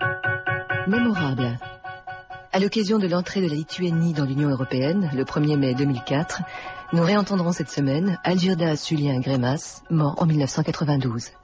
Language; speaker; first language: French; native; French